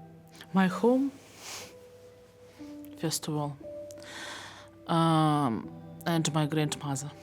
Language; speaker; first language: English; non-native, learner; Belarusian